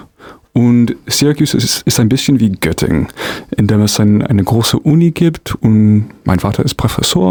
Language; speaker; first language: German; non-native, fluent; English